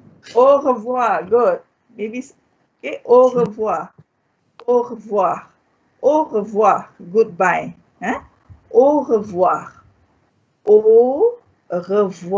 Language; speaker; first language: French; non-native, fluent; Malay